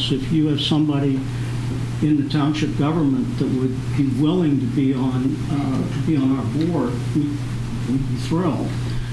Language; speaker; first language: English; native; English